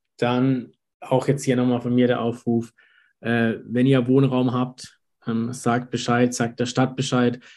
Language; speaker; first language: German; native; German